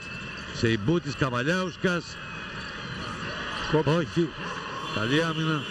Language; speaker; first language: Greek; native; Greek